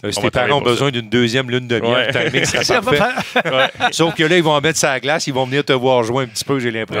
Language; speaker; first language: French; native; French